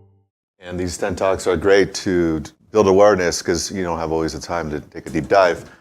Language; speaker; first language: English; native; English